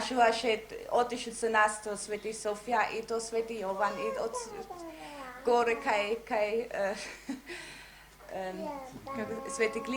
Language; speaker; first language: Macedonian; non-native, learner; Slovenian